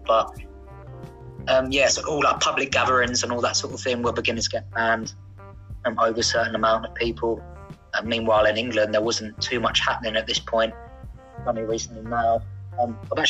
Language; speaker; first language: English; native; English